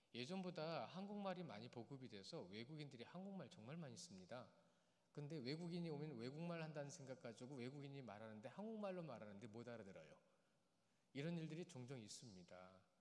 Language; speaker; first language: Korean; native; Korean